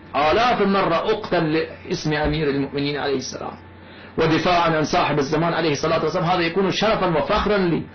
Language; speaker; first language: Arabic; non-native, fluent; Persian